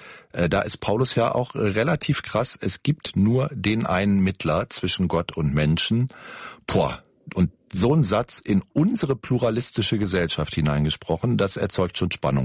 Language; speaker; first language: German; native; German